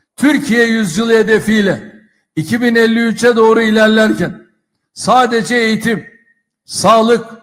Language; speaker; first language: Turkish; native; Turkish